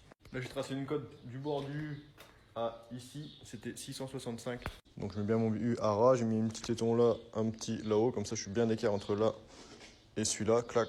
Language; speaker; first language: French; native; French